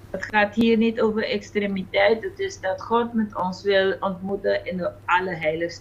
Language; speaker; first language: Dutch; non-native, fluent; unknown